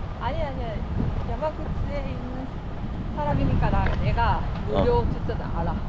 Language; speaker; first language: Korean; non-native, learner; Japanese